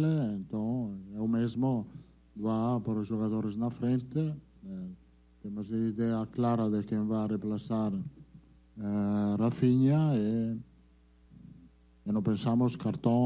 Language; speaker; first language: Portuguese; non-native, learner; Italian